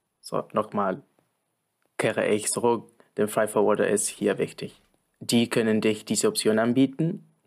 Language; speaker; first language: German; non-native, fluent; Spanish